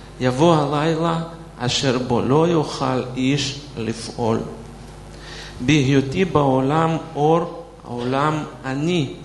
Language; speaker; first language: Hebrew; non-native, fluent; Russian